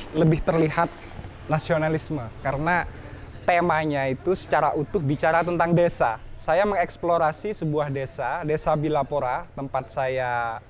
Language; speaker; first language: Indonesian; non-native, local second language; Madurese